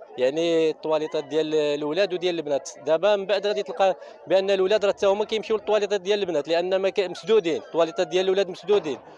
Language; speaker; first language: Arabic; native; Arabic